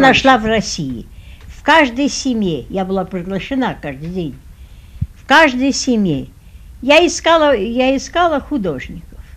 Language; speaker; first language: Russian; early bilingual, heritage; Russian